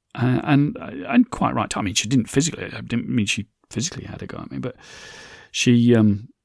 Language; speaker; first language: English; native; English